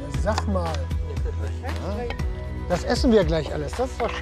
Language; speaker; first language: German; native; German